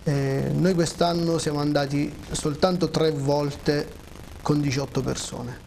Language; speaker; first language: Italian; native; Italian